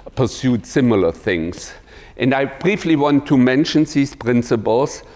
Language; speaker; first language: English; non-native, fluent; German